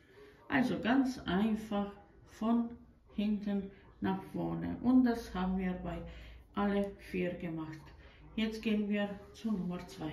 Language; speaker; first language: German; non-native, fluent; Croatian